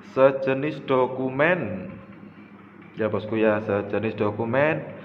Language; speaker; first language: Indonesian; native; Indonesian